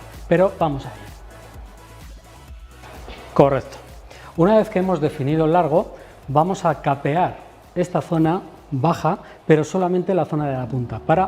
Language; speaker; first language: Spanish; native; Spanish